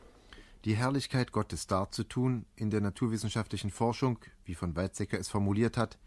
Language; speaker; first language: German; native; German